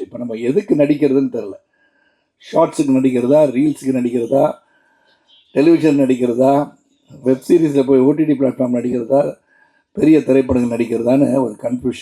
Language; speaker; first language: Tamil; native; Tamil